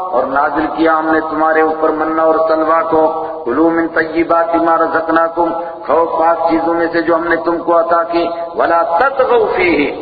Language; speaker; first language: Urdu; native; Urdu